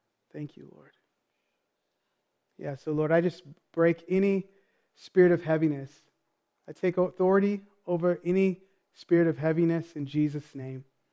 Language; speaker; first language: English; native; English